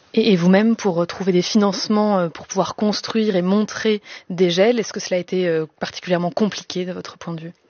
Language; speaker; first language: French; native; French